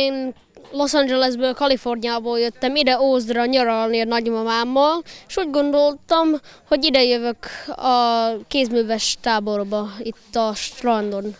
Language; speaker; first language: Hungarian; early bilingual, heritage; English